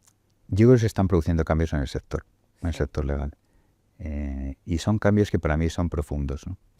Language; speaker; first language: Spanish; native; Spanish